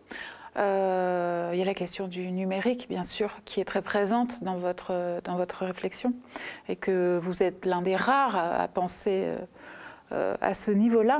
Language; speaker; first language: French; native; French